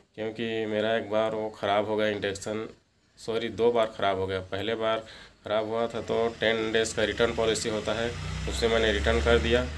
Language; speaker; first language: Hindi; native; Hindi